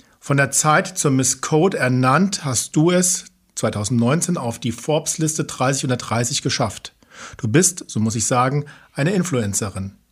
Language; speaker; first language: German; native; German